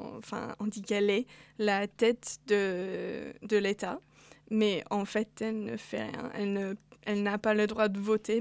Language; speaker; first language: French; non-native, fluent; English